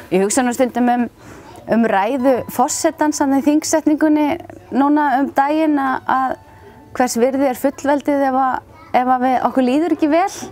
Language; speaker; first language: Icelandic; native; Icelandic